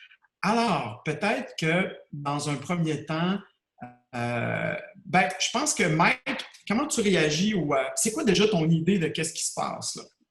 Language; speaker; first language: French; native; French